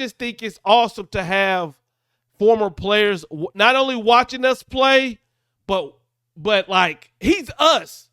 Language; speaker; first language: English; native; English